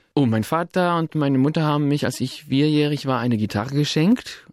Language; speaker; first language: German; non-native, fluent; French